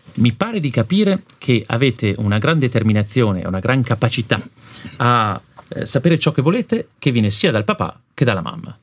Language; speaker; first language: Italian; native; Italian